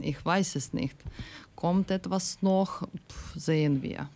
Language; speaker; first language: German; non-native, learner; Ukrainian